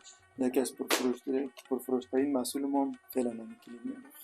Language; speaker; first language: Persian; native; Persian